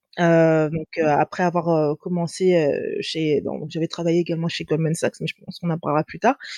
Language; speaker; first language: French; native; French